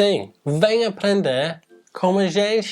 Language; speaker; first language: Portuguese; non-native, fluent; English